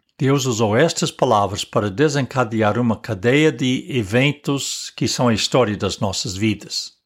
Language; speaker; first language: Portuguese; non-native, fluent; English